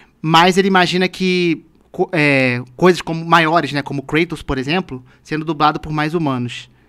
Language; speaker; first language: Portuguese; native; Portuguese